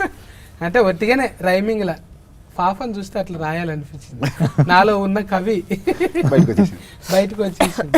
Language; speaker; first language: Telugu; native; Telugu